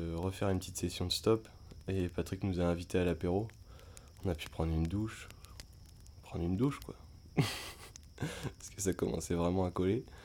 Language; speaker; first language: French; native; French